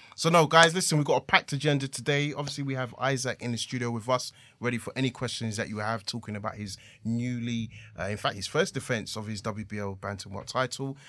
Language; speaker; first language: English; early bilingual, other home language; Akan